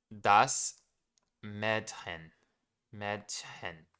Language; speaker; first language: German; non-native, learner; English